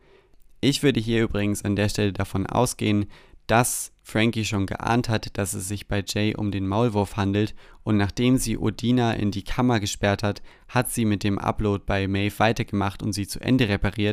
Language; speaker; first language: German; native; German